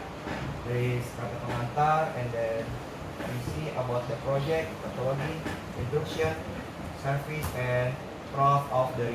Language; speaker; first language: English; non-native, learner; Indonesian